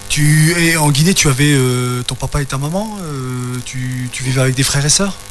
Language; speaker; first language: French; native; French